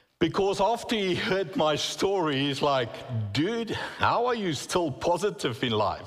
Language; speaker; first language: English; non-native, local second language; Afrikaans